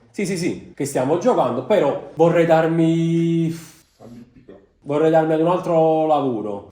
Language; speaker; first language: Italian; native; Italian